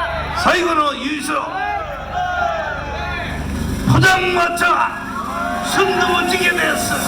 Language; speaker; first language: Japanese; non-native, fluent; Korean